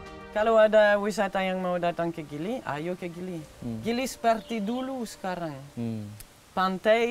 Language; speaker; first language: Indonesian; non-native, fluent; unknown